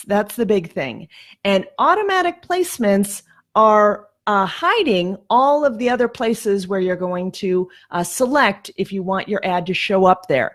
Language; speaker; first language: English; native; English